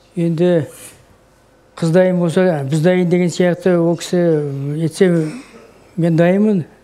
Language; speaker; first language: Kazakh; native; Kazakh